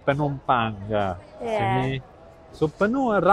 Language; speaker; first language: Indonesian; non-native, learner; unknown